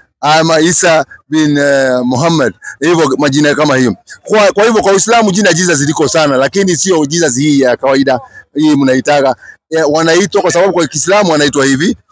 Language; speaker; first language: Swahili; non-native, local second language; Kikuyu